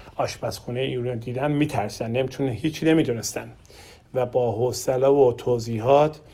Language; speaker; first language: Persian; non-native, learner; Turkish